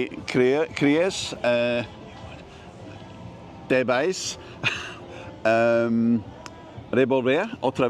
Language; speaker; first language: Spanish; non-native, learner; English